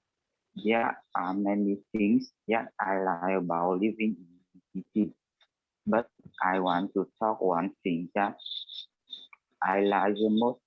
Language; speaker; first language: English; non-native, learner; Vietnamese